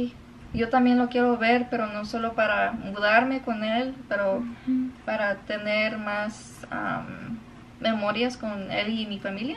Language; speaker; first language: Spanish; early bilingual, other home language; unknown